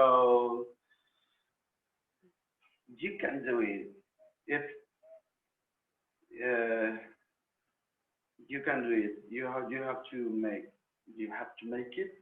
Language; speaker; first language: English; non-native, learner; Spanish